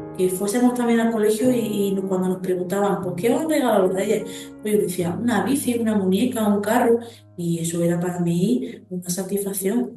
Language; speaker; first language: Spanish; early bilingual, other home language; Arabic